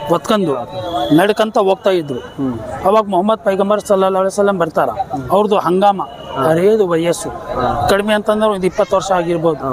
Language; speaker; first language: Kannada; non-native, local second language; Urdu